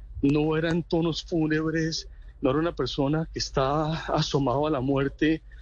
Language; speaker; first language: Spanish; native; Spanish